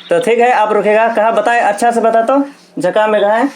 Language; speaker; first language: Hindi; non-native, local second language; Khasi